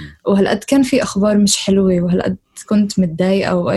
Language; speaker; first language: Arabic; native; Arabic